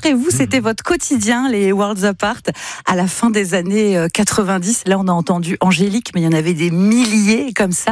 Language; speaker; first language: French; native; French